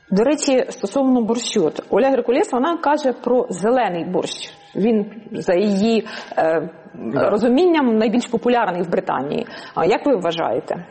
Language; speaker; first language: Ukrainian; native; Ukrainian